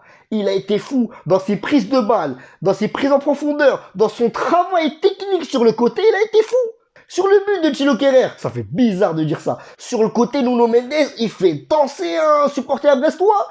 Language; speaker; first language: French; native; French